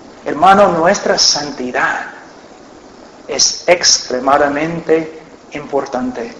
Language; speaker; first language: Spanish; non-native, fluent; English